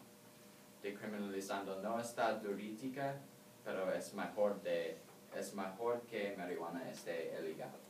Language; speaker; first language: Spanish; non-native, learner; English